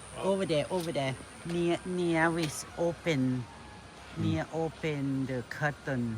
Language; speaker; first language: English; non-native, learner; Thai